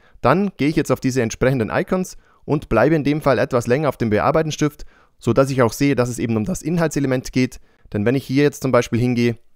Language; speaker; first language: German; native; German